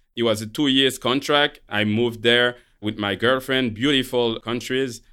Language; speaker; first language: English; non-native, fluent; Haitian Creole